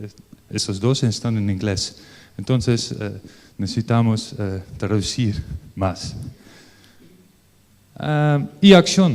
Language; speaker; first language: Spanish; non-native, learner; Dutch